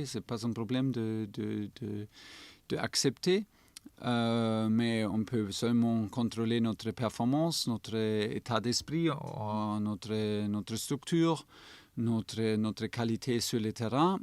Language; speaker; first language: French; non-native, fluent; German